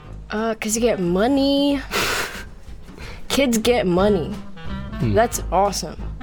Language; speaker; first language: English; early bilingual, other home language; Japanese